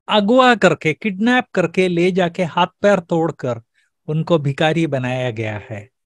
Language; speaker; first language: Hindi; native; Hindi